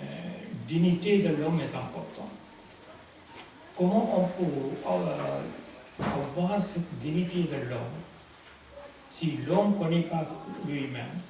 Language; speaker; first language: French; non-native, fluent; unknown